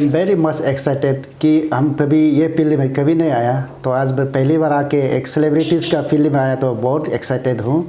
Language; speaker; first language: Hindi; non-native, local second language; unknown